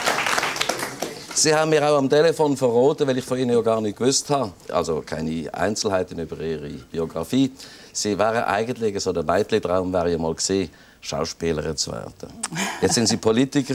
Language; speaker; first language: German; native; German